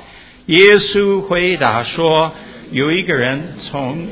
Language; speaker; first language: Chinese; early bilingual, heritage; Chinese